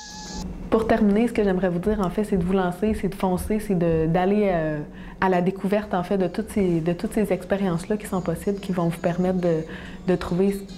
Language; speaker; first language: French; native; French